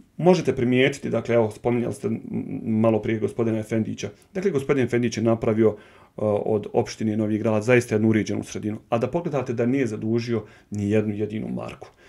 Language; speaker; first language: Bosnian; native; Bosnian